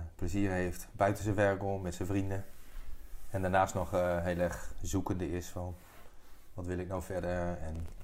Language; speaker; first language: Dutch; native; Dutch